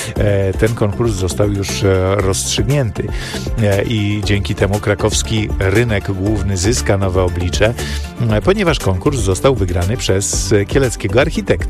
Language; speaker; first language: Polish; native; Polish